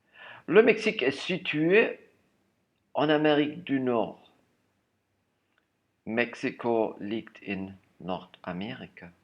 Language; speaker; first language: French; non-native, fluent; German